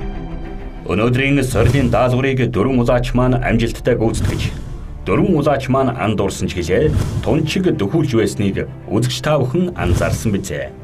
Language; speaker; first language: Mongolian; native; Mongolian